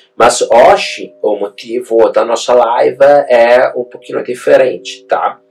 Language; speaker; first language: Portuguese; non-native, fluent; Italian